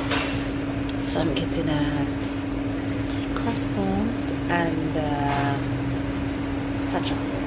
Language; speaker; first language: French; non-native, learner; English